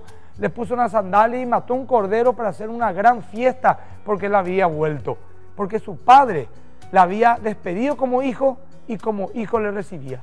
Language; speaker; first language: Spanish; native; Spanish